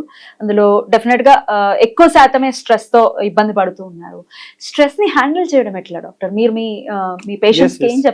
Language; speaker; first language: Telugu; native; Telugu